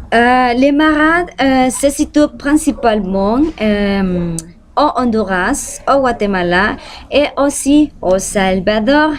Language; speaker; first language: French; non-native, learner; Spanish